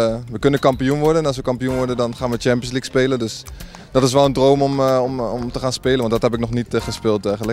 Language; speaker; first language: Dutch; native; Dutch